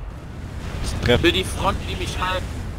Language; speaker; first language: German; native; German